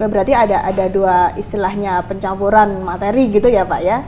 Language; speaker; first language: Indonesian; native; Indonesian